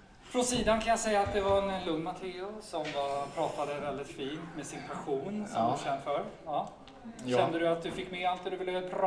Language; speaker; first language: Swedish; native; Swedish